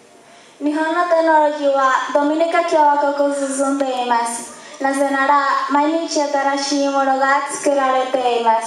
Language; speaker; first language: Japanese; non-native, learner; Spanish